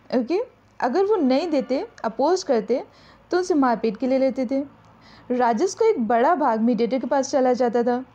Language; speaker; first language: Hindi; native; Hindi